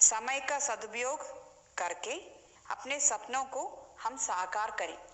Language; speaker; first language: Hindi; non-native, local second language; Malayalam